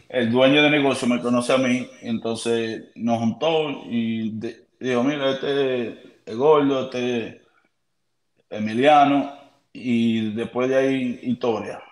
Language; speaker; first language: Spanish; early bilingual, heritage; Spanish